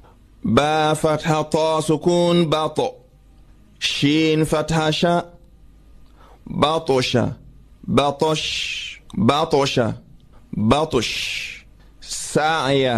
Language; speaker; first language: Arabic; non-native, fluent; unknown